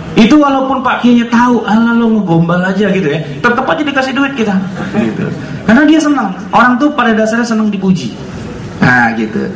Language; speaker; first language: Indonesian; native; Indonesian